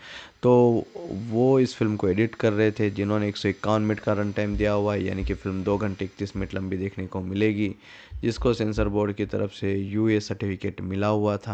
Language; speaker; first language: Hindi; native; Hindi